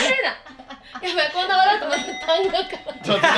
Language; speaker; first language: Japanese; native; Japanese